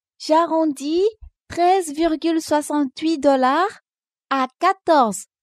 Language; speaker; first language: French; non-native, local second language; Wolof